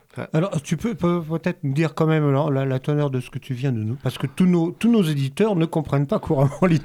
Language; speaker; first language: French; native; French